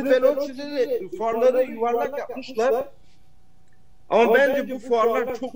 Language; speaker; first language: Turkish; early bilingual, heritage; Turkish